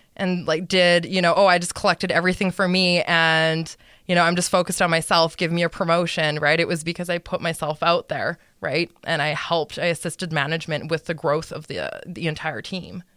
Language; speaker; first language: English; native; English